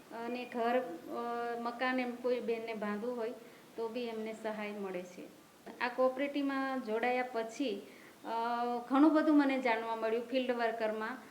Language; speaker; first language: Gujarati; non-native, local second language; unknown